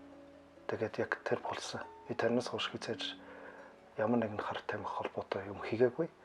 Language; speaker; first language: Mongolian; non-native, learner; German